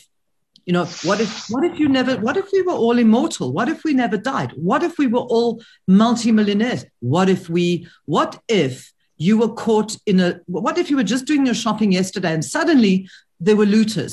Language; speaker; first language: English; native; English